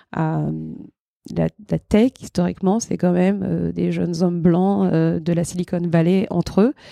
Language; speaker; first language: French; early bilingual, other home language; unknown